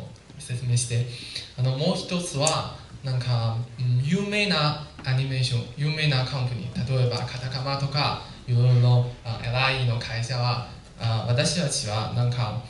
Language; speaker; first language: Japanese; non-native, learner; Chinese